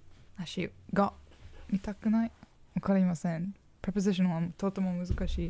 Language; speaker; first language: Japanese; non-native, learner; English